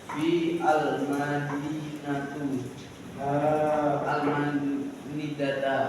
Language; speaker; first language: Arabic; non-native, learner; Indonesian